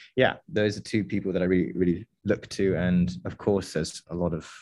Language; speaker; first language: English; native; English